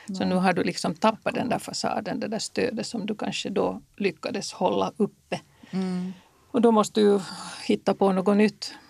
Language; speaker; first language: Swedish; native; Swedish